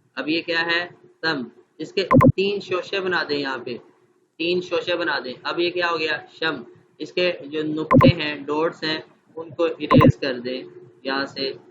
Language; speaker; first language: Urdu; non-native, local second language; Punjabi